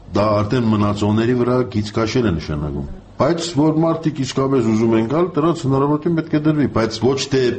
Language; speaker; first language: Armenian; early bilingual, heritage; Armenian